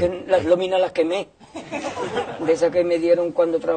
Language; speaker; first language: Spanish; native; Spanish